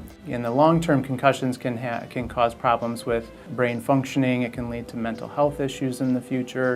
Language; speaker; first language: English; native; English